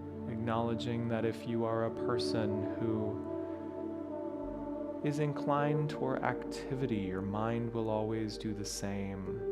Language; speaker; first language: English; native; English